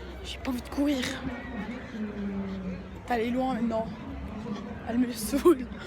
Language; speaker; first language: French; native; French